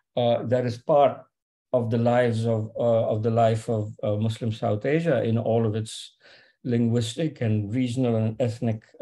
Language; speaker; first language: English; non-native, local second language; Urdu